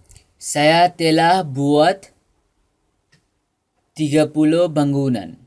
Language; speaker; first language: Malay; non-native, learner; Bangla